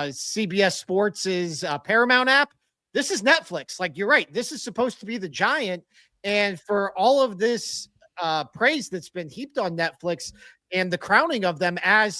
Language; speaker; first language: English; native; English